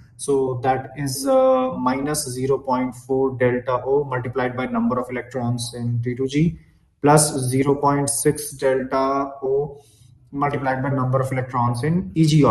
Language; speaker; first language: English; non-native, local second language; Hindi